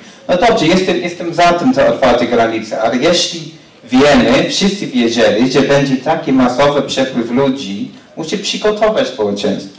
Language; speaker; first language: Polish; non-native, fluent; English